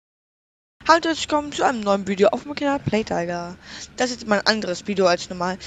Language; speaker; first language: German; native; German